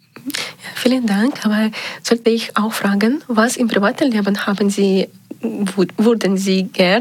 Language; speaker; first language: German; non-native, learner; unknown